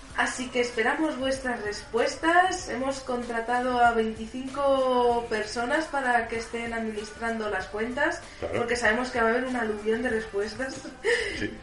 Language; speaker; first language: Spanish; native; Spanish